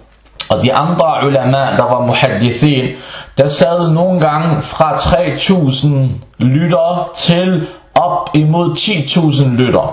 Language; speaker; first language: Danish; non-native, fluent; Arabic